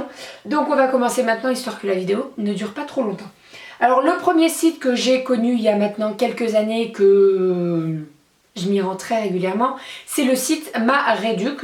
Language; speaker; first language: French; native; French